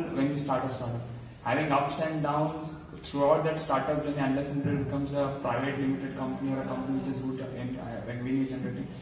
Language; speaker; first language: English; non-native, local second language; Kannada